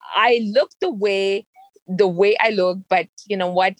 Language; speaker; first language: English; non-native, local second language; Urdu